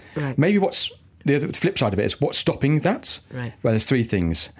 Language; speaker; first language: English; native; English